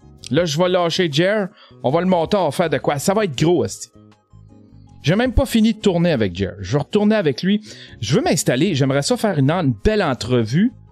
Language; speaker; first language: French; native; French